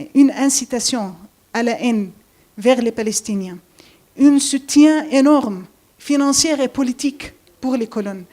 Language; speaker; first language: French; non-native, fluent; Arabic